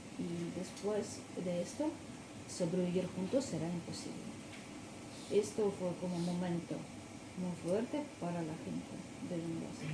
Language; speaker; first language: Spanish; non-native, learner; Russian